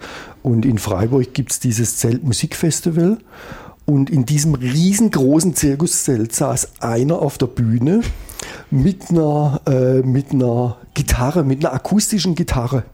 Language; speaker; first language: German; native; German